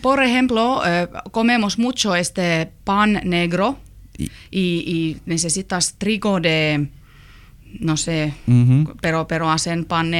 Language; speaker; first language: Spanish; non-native, learner; Finnish